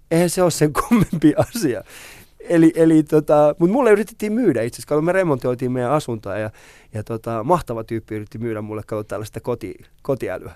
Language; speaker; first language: Finnish; early bilingual, other home language; Persian